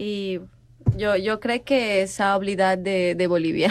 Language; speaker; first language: Catalan; non-native, learner; Spanish